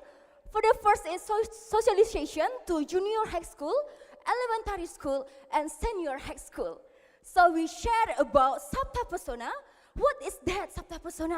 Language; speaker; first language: English; non-native, learner; Indonesian